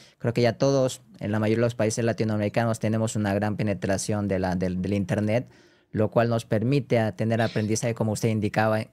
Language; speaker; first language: Spanish; non-native, fluent; Korean